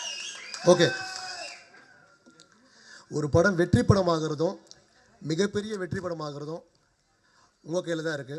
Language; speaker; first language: Tamil; native; Tamil